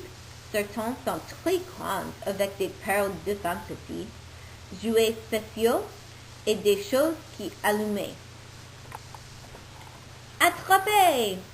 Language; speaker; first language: French; non-native, learner; English